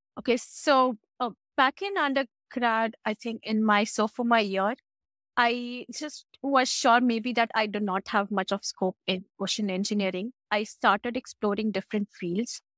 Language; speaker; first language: English; non-native, local second language; Hindi